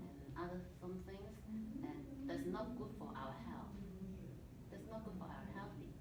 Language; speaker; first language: English; non-native, learner; Chinese